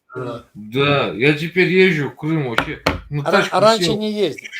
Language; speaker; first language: Russian; native; Russian